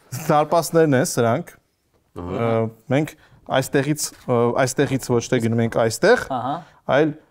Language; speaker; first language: Armenian; native; Armenian